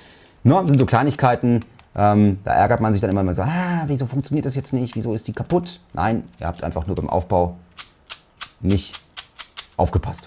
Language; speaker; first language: German; native; German